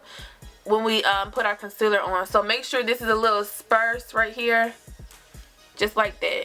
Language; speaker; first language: English; native; English